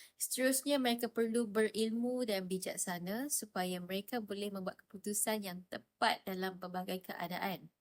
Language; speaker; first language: Malay; native; Malay